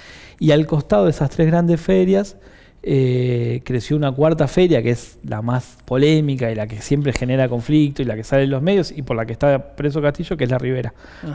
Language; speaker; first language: Spanish; native; Spanish